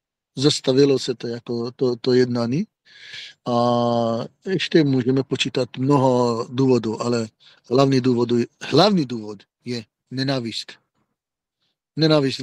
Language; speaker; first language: Czech; non-native, fluent; Hebrew